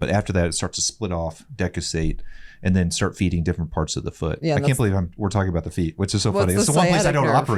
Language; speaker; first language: English; native; English